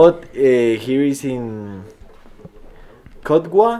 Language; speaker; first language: English; non-native, learner; Spanish